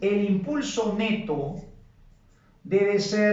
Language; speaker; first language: Spanish; native; Spanish